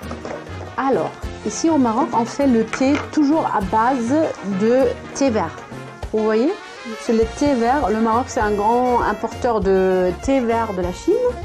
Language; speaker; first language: French; non-native, fluent; German